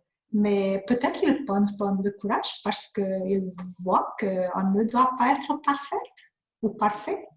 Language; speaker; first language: French; non-native, learner; Hungarian